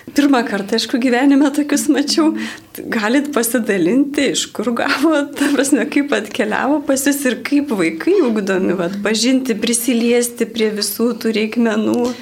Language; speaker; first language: Lithuanian; native; Lithuanian